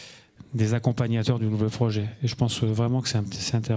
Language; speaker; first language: French; native; French